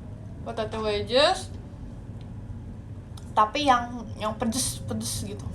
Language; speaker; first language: Indonesian; native; Indonesian